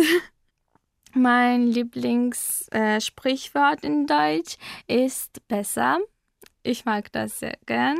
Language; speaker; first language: German; non-native, learner; Armenian